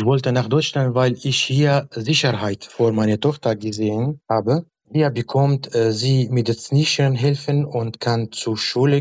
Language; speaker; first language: German; non-native, learner; Arabic